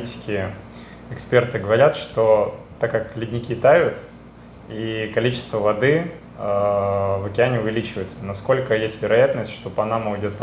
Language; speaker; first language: Russian; native; Russian